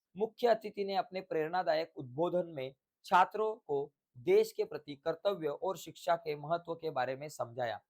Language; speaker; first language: Hindi; non-native, local second language; Marathi